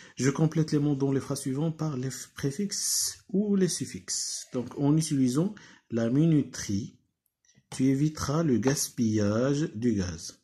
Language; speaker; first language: French; non-native, local second language; Arabic